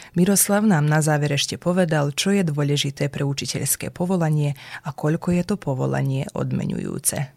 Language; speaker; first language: Slovak; early bilingual, heritage; Slovak